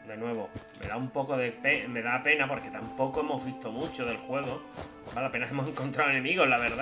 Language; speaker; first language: Spanish; native; Spanish